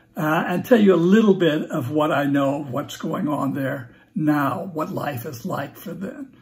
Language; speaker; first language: English; native; English